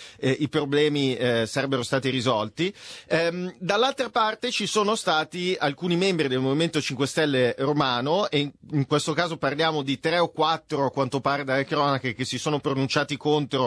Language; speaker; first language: Italian; native; Italian